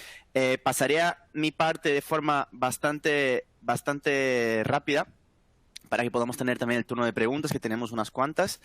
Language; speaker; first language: Spanish; native; Spanish